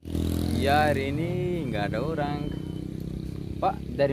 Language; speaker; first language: Indonesian; non-native, learner; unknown